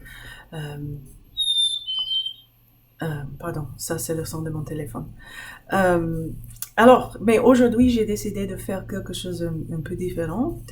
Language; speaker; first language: French; non-native, fluent; English